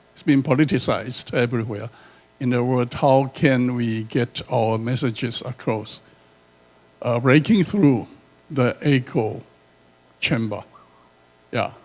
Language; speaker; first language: English; non-native, learner; Chinese